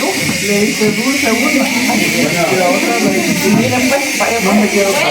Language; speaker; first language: Spanish; native; Spanish